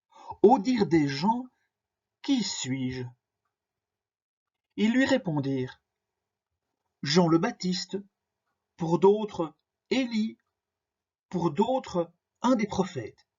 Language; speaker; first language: French; native; French